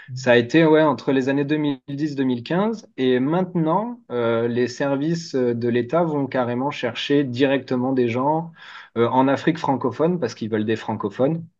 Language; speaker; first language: French; native; French